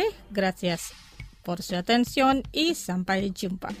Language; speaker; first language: Spanish; non-native, fluent; Indonesian